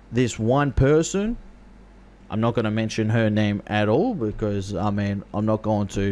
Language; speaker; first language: English; native; English